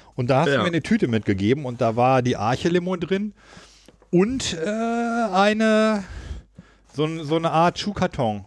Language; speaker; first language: German; native; German